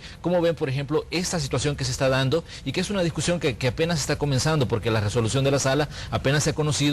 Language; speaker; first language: Spanish; native; Spanish